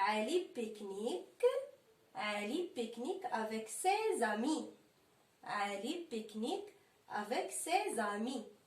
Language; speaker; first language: French; non-native, local second language; Arabic